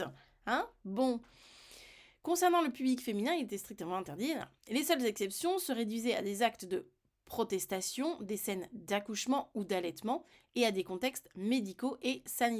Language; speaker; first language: French; native; French